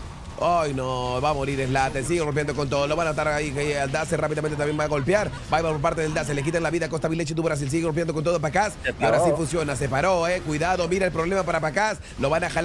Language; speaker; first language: Spanish; native; Spanish